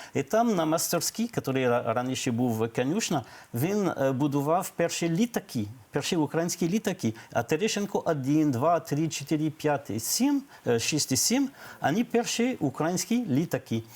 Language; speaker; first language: Ukrainian; non-native, learner; French